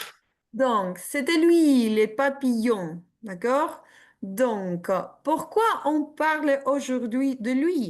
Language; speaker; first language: French; non-native, fluent; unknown